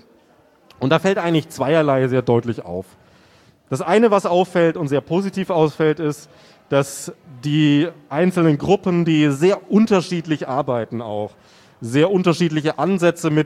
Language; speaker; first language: German; native; German